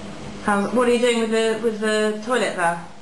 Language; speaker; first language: English; native; English